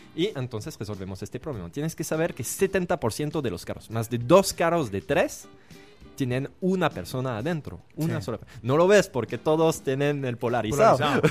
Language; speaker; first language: Spanish; non-native, fluent; French